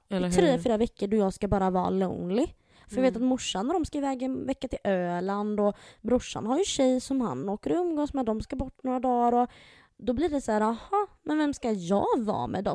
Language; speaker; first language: Swedish; native; Swedish